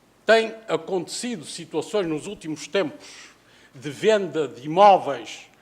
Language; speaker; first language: Portuguese; native; Portuguese